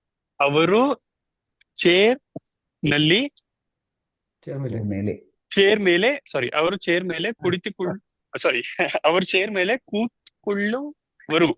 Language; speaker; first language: Kannada; non-native, learner; Telugu